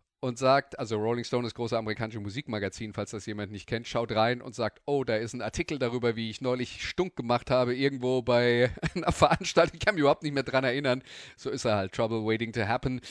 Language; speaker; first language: German; native; German